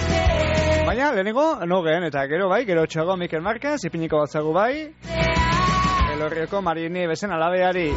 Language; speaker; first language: Basque; native; Basque